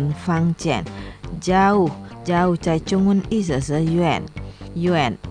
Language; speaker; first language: Chinese; non-native, learner; Indonesian